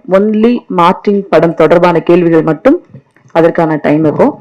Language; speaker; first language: Tamil; native; Tamil